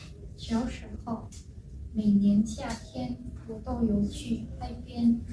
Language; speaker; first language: Chinese; non-native, learner; Indonesian